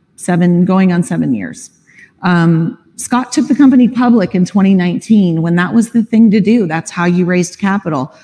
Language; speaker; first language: English; native; English